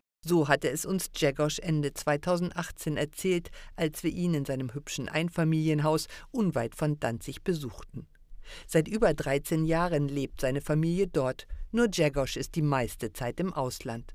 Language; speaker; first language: German; native; German